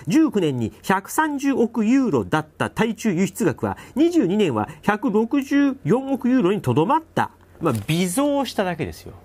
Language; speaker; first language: Japanese; native; Japanese